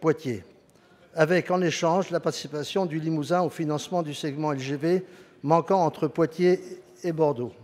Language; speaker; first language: French; native; French